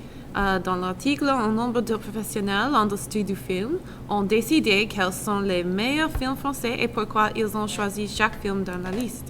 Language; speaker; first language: French; non-native, learner; English